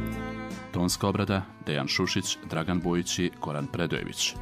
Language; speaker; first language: Croatian; native; Croatian